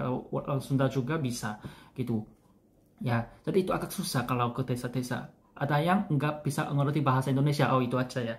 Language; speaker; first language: Indonesian; non-native, fluent; Korean